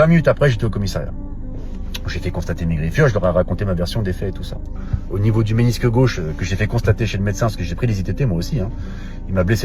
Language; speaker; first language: French; native; French